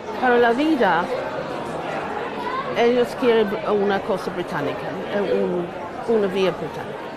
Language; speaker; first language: Spanish; non-native, learner; English